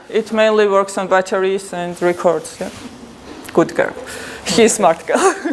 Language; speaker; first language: English; non-native, learner; Georgian